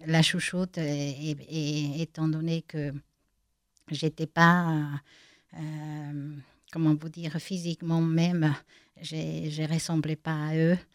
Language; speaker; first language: French; non-native, fluent; Spanish